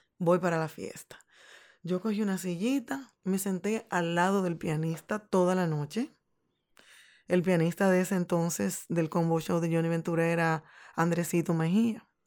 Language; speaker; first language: Spanish; native; Spanish